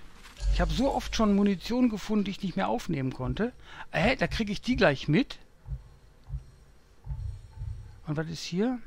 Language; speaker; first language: German; native; German